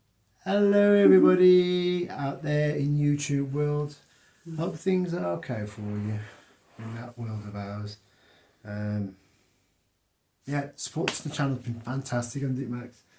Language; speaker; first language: English; native; English